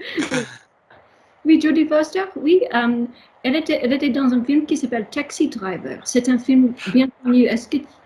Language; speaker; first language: French; non-native, learner; English